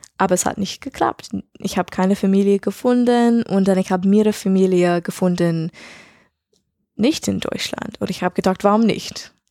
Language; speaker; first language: German; non-native, learner; English